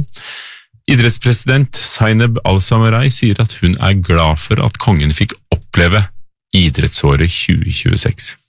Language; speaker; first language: Norwegian; native; Norwegian